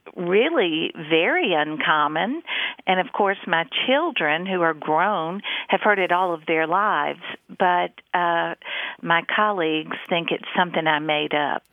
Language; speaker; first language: English; native; English